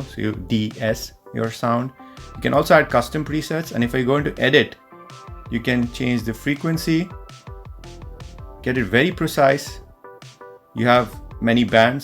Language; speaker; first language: English; non-native, fluent; Dutch